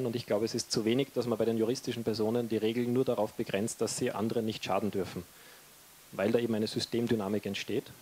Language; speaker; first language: German; native; German